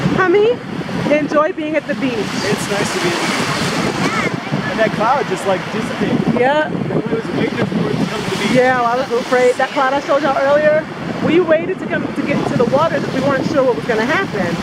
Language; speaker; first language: English; native; English